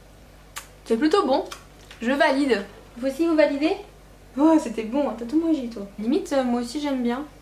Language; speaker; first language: French; native; French